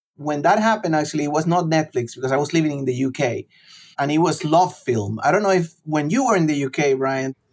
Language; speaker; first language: English; non-native, fluent; Spanish